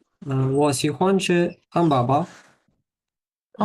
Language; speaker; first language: Chinese; non-native, learner; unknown